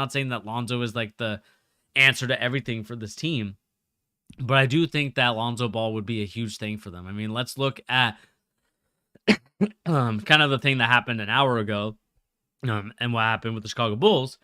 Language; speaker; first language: English; native; English